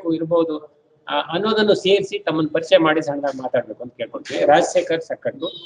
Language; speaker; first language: Kannada; native; Kannada